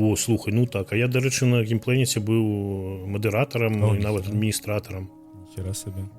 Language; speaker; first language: Belarusian; non-native, local second language; Russian